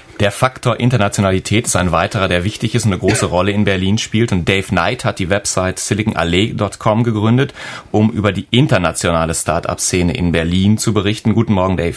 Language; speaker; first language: German; native; German